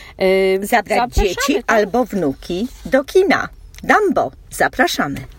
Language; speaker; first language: Polish; native; Polish